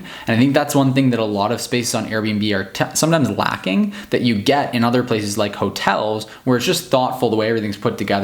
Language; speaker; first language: English; native; English